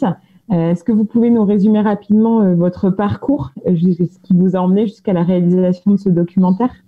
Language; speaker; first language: French; native; French